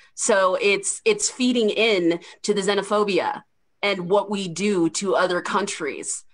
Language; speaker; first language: English; native; English